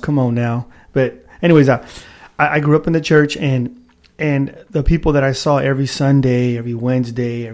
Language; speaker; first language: English; native; English